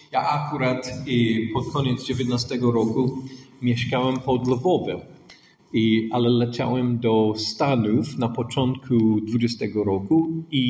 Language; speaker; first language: Polish; non-native, fluent; English